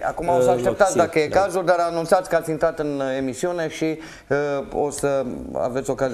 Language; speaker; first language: Romanian; native; Romanian